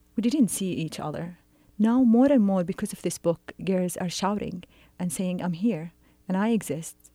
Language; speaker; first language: English; non-native, fluent; Arabic